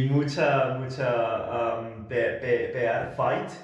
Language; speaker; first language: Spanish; non-native, learner; Korean